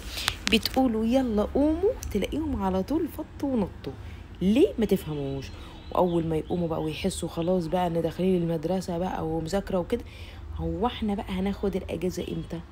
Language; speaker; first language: Arabic; native; Arabic